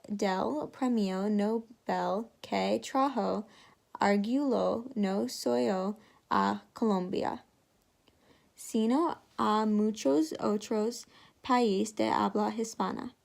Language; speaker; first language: Spanish; non-native, learner; English